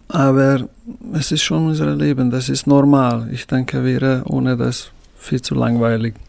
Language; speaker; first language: German; non-native, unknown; Hungarian